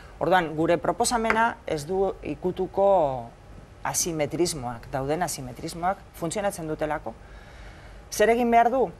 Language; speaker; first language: Basque; non-native, local second language; Spanish